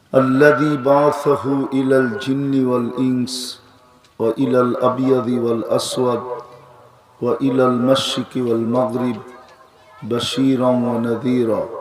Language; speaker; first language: Arabic; non-native, fluent; Bangla